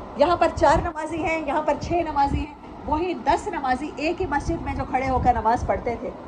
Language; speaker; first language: Urdu; non-native, local second language; Saraiki